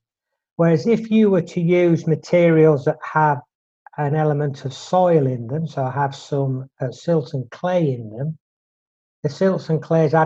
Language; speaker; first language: English; native; English